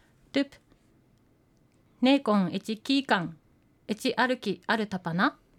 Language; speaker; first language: Japanese; native; Japanese